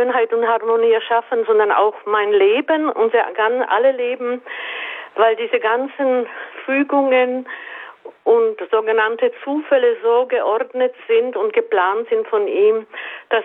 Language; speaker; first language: German; native; German